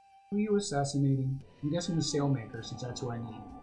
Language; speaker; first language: English; native; English